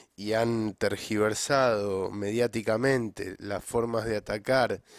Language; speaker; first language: Spanish; native; Spanish